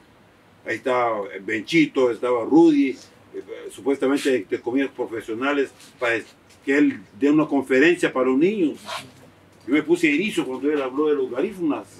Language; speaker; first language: Spanish; native; Spanish